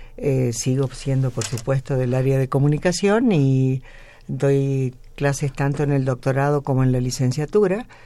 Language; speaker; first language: Spanish; native; Spanish